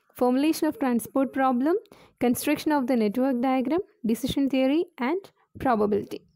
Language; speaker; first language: English; non-native, local second language; Malayalam